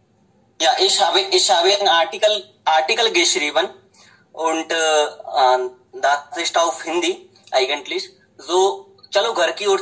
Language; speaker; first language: German; non-native, learner; Hindi